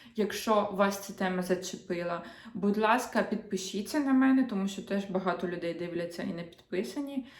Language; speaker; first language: Ukrainian; non-native, local second language; Russian